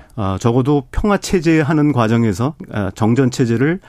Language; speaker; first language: Korean; native; Korean